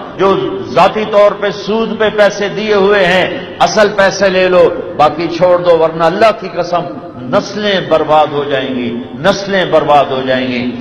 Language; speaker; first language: Urdu; non-native, local second language; Punjabi